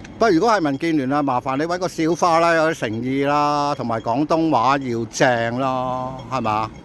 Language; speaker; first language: Cantonese; native; Cantonese